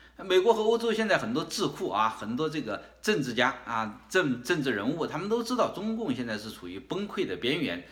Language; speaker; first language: Chinese; native; Chinese